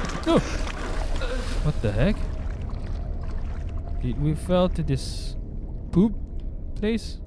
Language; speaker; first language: English; non-native, local second language; Malay